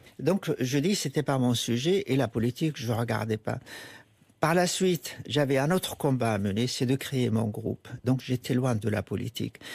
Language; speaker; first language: French; non-native, fluent; Arabic